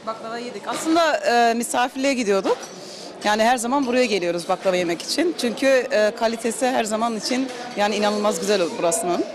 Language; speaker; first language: Turkish; early bilingual, heritage; Turkish